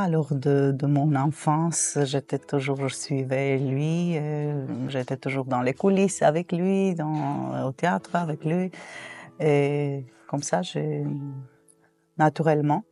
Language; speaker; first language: French; non-native, fluent; Armenian